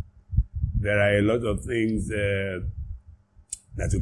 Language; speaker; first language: English; non-native, local second language; Yoruba